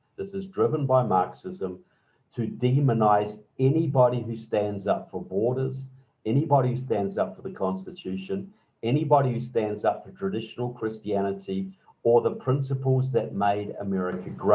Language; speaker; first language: English; native; English